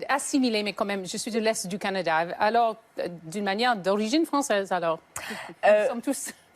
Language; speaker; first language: French; native; French